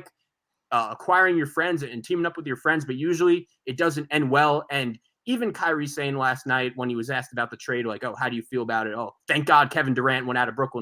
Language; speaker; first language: English; native; English